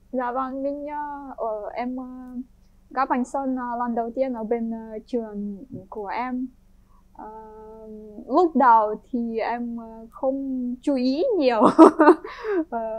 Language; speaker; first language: Vietnamese; non-native, fluent; Ukrainian